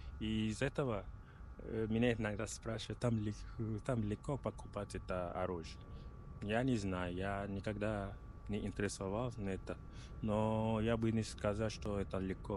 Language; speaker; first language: Russian; non-native, learner; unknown